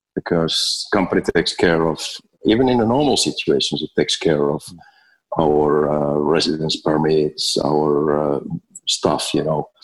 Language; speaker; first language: English; non-native, fluent; Finnish